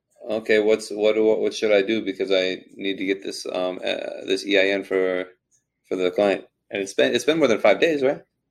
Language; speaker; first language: English; native; English